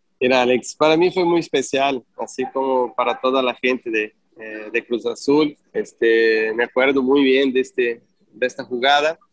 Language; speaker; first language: Spanish; non-native, fluent; Portuguese